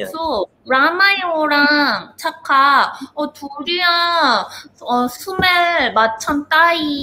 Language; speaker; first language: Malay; non-native, learner; Korean